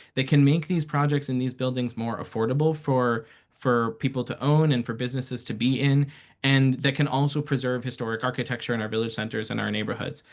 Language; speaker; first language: English; early bilingual, other home language; Persian